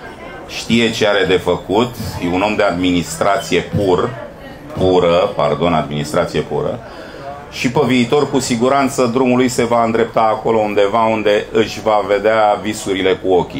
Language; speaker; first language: Romanian; native; Romanian